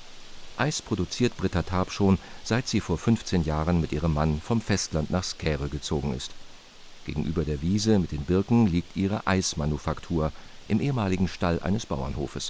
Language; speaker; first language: German; native; German